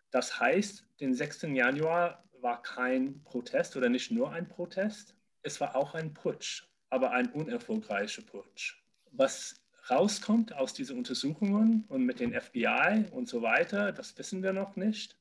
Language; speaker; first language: German; non-native, fluent; English